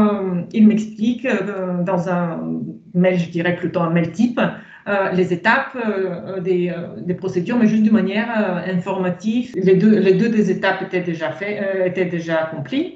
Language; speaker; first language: French; non-native, fluent; Bulgarian